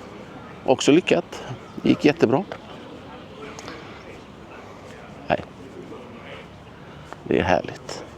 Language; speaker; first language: Swedish; native; Swedish